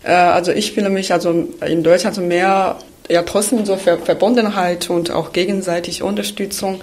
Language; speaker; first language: German; non-native, fluent; Chinese